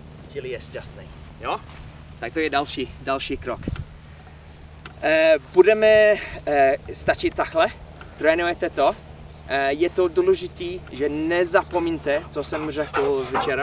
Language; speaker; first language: Czech; non-native, learner; English